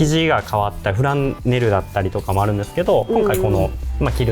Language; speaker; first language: Japanese; native; Japanese